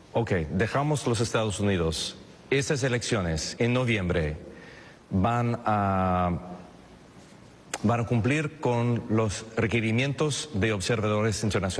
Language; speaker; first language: Spanish; non-native, fluent; English